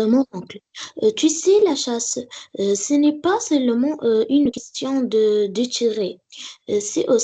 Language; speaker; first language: French; non-native, learner; Arabic